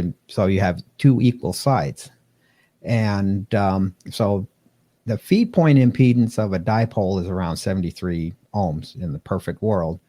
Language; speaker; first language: English; native; English